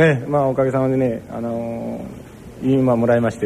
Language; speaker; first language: Japanese; native; Japanese